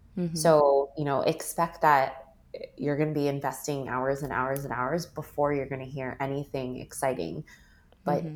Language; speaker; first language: English; native; English